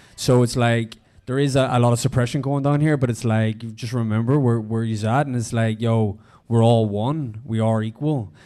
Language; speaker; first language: English; native; English